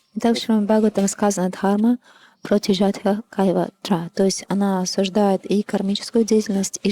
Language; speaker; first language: Russian; native; Russian